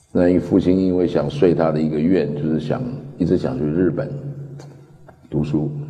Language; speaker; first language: Chinese; early bilingual, other home language; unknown